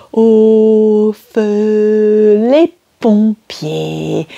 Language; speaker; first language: French; native; French